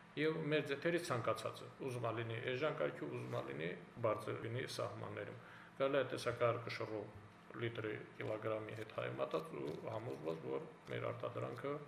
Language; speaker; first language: Armenian; native; Armenian